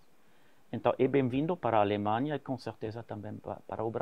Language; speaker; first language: Portuguese; non-native, fluent; German